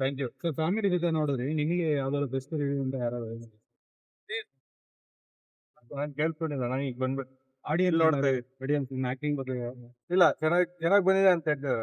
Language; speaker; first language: Kannada; native; Kannada